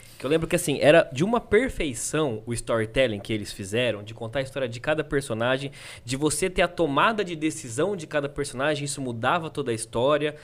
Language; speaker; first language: Portuguese; native; Portuguese